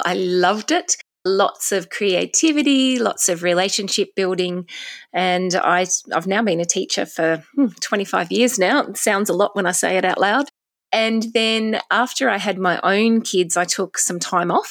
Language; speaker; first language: English; native; English